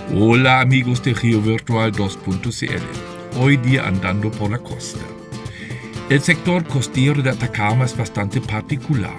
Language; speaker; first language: Spanish; non-native, fluent; German